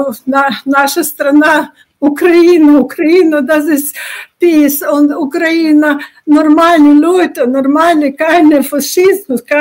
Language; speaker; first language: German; non-native, learner; Ukrainian